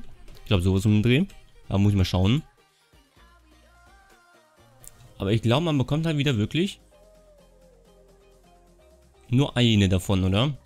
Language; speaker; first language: German; native; German